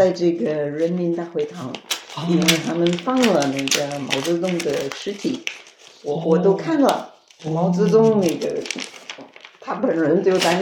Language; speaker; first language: Chinese; non-native, fluent; French